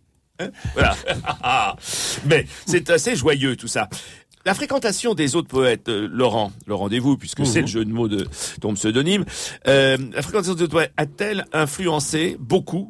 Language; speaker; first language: French; native; French